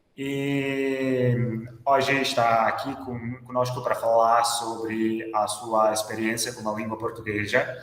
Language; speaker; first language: Portuguese; non-native, fluent; Italian